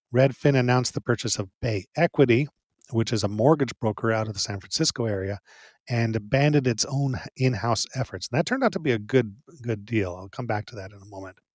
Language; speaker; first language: English; native; English